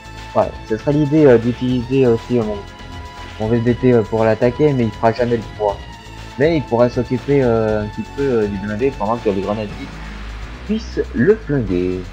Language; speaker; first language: French; native; French